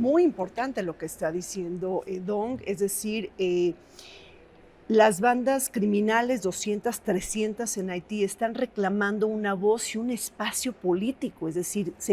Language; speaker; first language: Spanish; native; Spanish